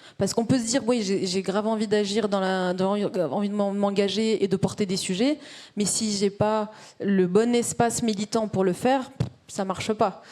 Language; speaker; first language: French; early bilingual, other home language; Arabic